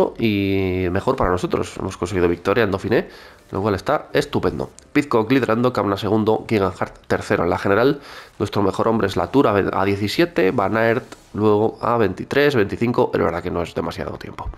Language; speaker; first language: Spanish; native; Spanish